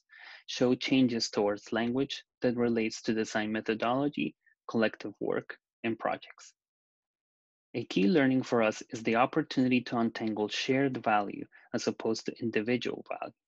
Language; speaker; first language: English; non-native, fluent; Spanish